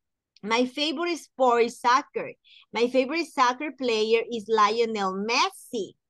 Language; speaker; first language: English; non-native, fluent; Spanish